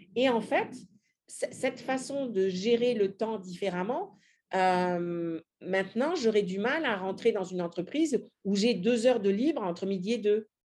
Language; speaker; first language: French; native; French